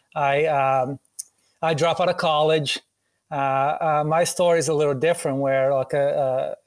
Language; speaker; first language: English; non-native, fluent; Portuguese